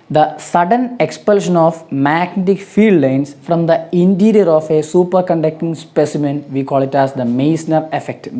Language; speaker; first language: English; non-native, local second language; Malayalam